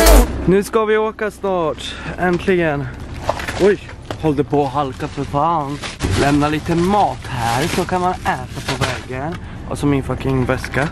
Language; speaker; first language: Swedish; early bilingual, other home language; Polish